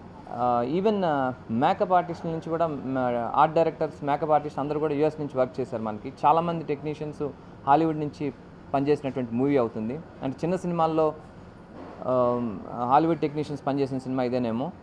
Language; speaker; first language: Telugu; native; Telugu